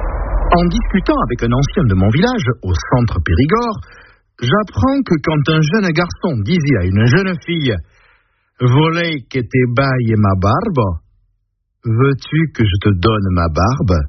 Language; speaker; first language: French; native; French